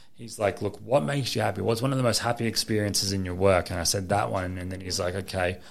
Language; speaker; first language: English; native; English